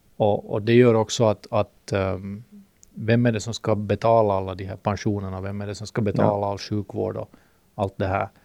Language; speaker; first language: Swedish; native; Swedish